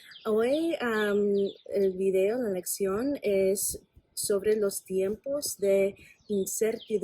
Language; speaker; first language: Spanish; non-native, fluent; English